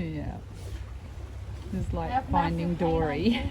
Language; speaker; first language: English; native; English